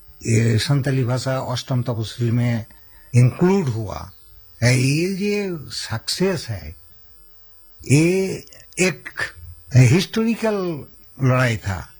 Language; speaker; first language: Hindi; non-native, local second language; Santali